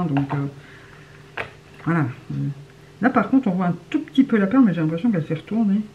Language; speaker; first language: French; native; French